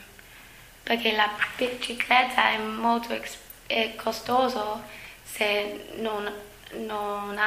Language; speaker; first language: Italian; non-native, learner; English